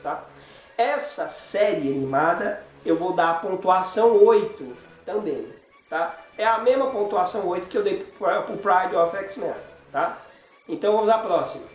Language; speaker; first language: Portuguese; native; Portuguese